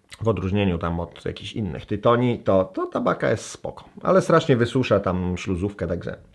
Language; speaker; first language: Polish; native; Polish